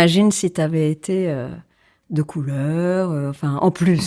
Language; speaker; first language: French; native; French